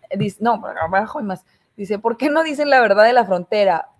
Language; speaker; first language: Spanish; native; Spanish